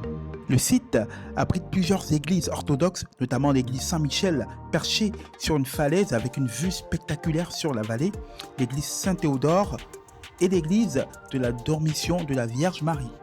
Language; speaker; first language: French; native; French